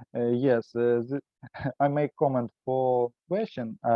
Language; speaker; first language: English; non-native, learner; Ukrainian